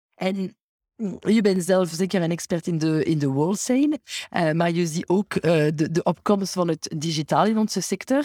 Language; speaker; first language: Dutch; non-native, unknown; French